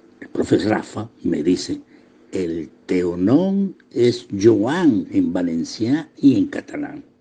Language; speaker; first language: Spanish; native; Spanish